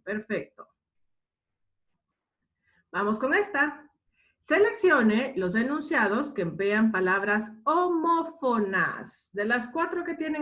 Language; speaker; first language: Spanish; native; Spanish